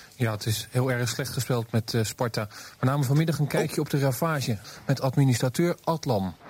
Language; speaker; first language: Dutch; native; Dutch